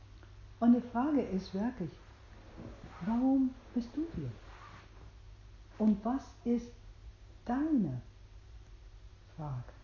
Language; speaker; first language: German; non-native, fluent; English